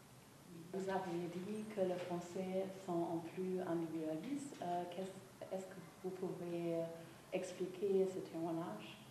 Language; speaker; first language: French; non-native, fluent; German